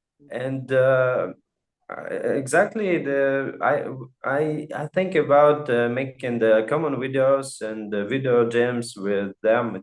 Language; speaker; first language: English; non-native, fluent; Russian